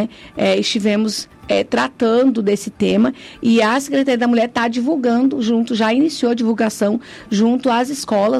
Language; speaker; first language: Portuguese; native; Portuguese